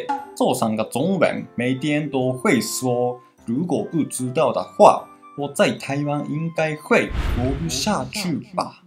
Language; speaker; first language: Chinese; non-native, fluent; Japanese